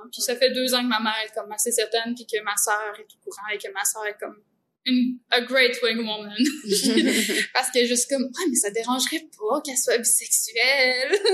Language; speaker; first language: French; native; French